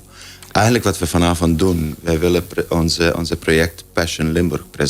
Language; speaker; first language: Dutch; non-native, fluent; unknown